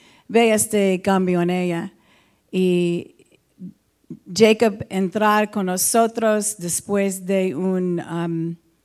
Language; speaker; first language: Spanish; non-native, learner; English